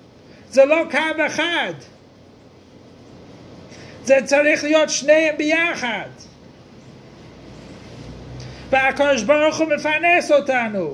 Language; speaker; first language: Hebrew; non-native, fluent; English